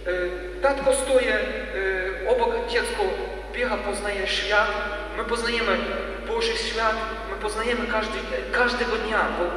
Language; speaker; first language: Polish; non-native, learner; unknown